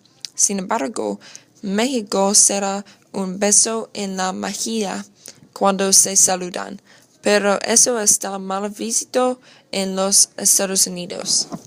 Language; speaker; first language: Spanish; non-native, learner; English